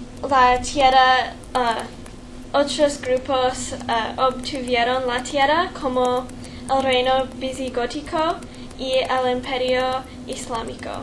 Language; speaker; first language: Spanish; non-native, learner; English